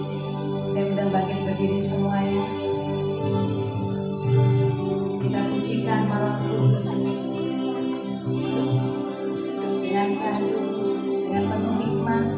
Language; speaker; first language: Indonesian; native; Indonesian